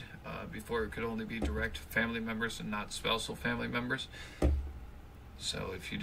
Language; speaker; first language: English; native; English